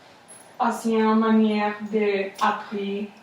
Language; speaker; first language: French; non-native, learner; Spanish